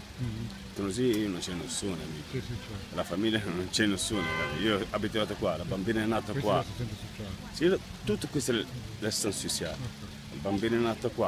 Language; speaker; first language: Italian; non-native, learner; Arabic